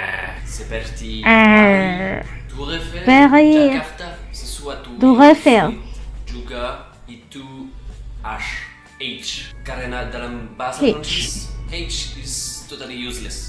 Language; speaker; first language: Indonesian; non-native, learner; French